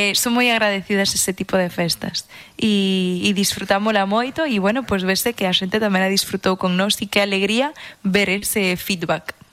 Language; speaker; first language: Galician; non-native, local second language; English